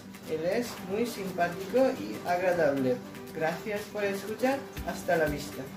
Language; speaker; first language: Spanish; non-native, learner; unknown